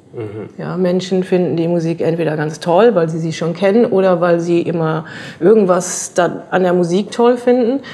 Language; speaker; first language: German; native; German